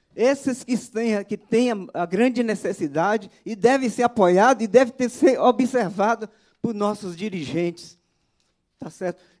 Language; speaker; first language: Portuguese; native; Portuguese